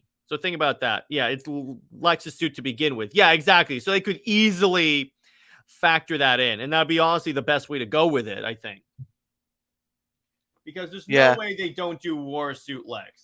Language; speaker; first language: English; native; English